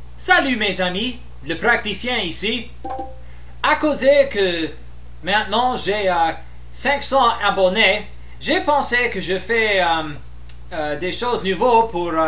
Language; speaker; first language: French; non-native, learner; English